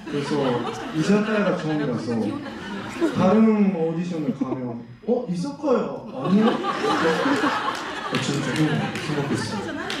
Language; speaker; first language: Korean; non-native, learner; Japanese